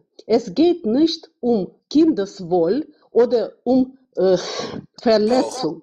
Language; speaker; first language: German; non-native, fluent; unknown